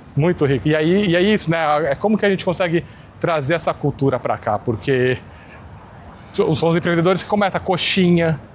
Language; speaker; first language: Portuguese; native; Portuguese